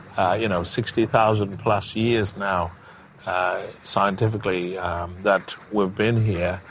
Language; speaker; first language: English; native; English